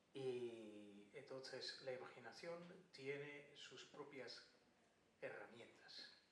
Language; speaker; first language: Spanish; non-native, fluent; Bangla